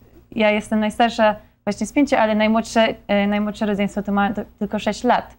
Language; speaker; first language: Polish; early bilingual, heritage; Polish